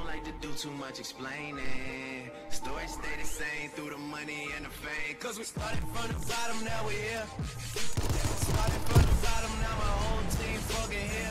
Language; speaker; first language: English; native; English